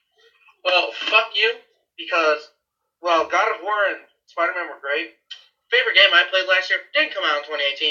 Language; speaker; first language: English; native; English